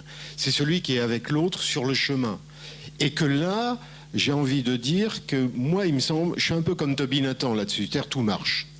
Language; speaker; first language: French; native; French